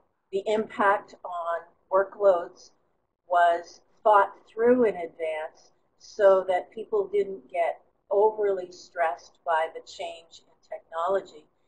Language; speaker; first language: English; native; English